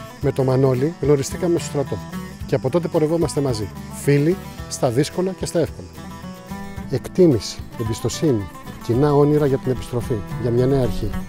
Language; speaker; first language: Greek; native; Greek